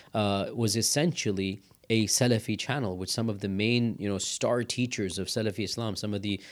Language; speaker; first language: English; native; English